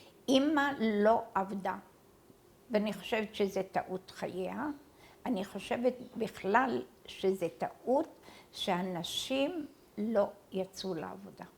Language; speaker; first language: Hebrew; early bilingual, other home language; Arabic